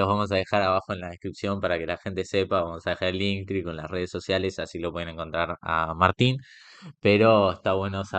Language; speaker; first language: Spanish; native; Spanish